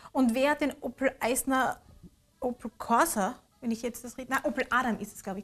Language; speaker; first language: German; native; German